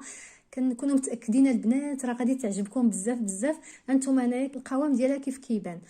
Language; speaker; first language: Arabic; native; Arabic